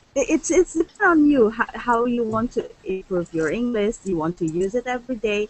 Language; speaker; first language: English; non-native, learner; Indonesian